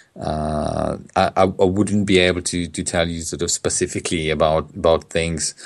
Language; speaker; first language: English; non-native, fluent; Polish